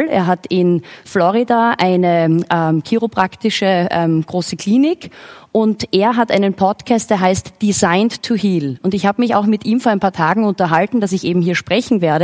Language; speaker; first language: German; native; German